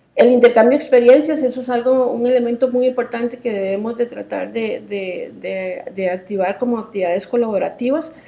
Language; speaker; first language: Spanish; native; Spanish